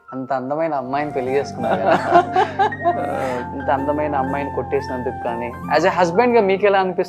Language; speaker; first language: Telugu; native; Telugu